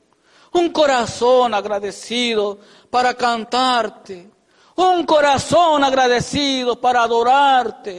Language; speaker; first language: Spanish; native; Spanish